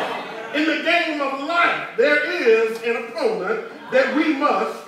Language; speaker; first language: English; native; English